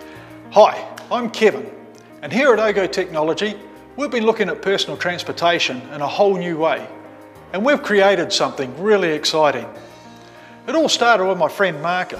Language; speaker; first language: English; native; English